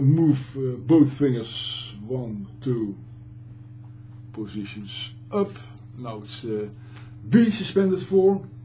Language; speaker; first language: English; non-native, fluent; Dutch